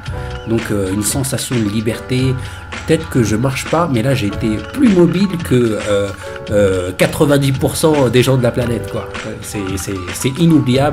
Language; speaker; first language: French; native; French